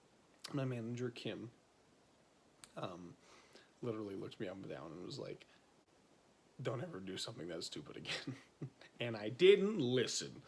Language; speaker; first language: English; native; English